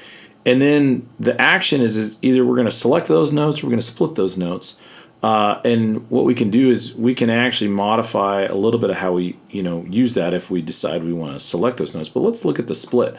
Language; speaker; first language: English; native; English